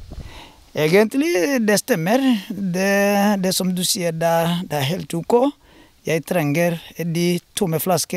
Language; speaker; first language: Norwegian; non-native, learner; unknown